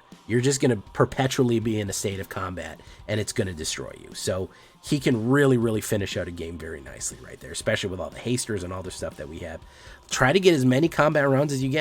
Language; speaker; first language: English; native; English